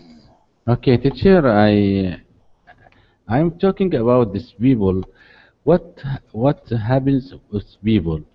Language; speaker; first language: English; non-native, learner; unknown